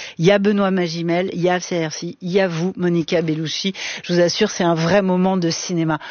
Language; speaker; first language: French; native; French